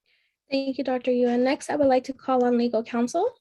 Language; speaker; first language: English; native; English